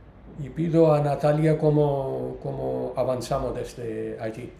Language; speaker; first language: Spanish; non-native, learner; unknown